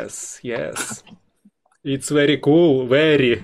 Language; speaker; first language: English; non-native, learner; Russian